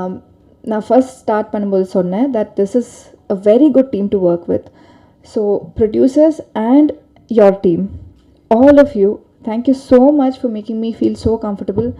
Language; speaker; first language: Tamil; non-native, learner; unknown